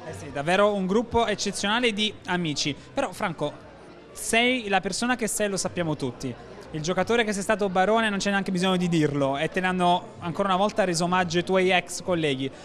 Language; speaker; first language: Italian; native; Italian